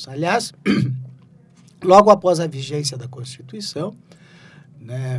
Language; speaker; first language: Portuguese; native; Portuguese